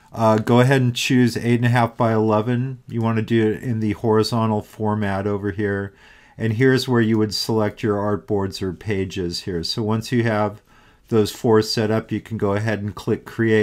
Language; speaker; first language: English; native; English